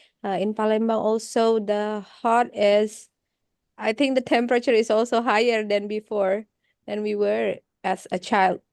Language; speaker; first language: English; non-native, fluent; Indonesian